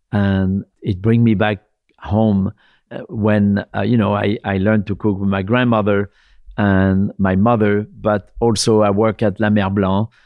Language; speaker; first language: English; non-native, fluent; French